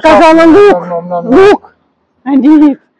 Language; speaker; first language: Russian; native; Russian